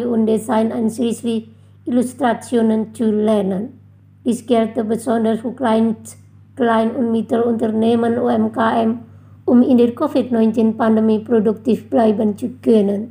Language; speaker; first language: German; non-native, fluent; Indonesian